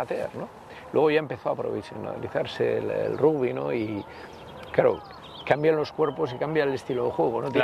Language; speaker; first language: Spanish; native; Spanish